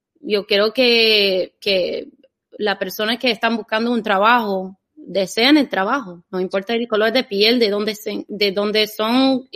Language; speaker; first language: Spanish; non-native, fluent; English